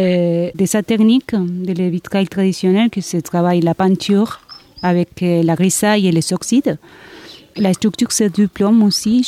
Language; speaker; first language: French; non-native, learner; Spanish